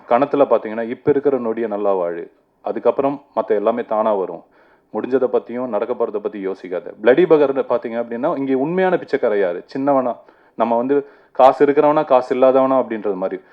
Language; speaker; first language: Tamil; native; Tamil